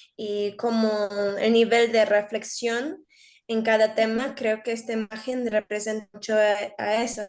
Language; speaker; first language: Spanish; early bilingual, heritage; Spanish